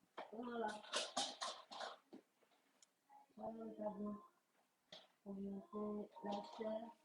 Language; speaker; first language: French; non-native, learner; Chinese